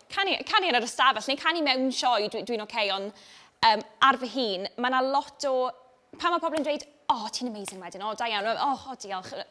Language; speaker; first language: Welsh; non-native, local second language; English